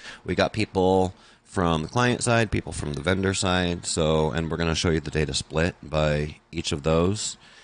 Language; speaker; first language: English; native; English